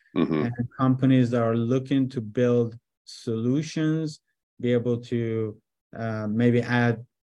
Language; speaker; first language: English; early bilingual, other home language; Persian